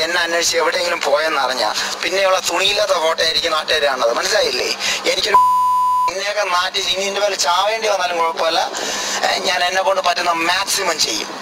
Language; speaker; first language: Malayalam; native; Malayalam